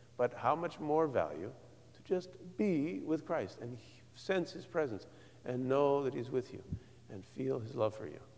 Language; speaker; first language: English; native; English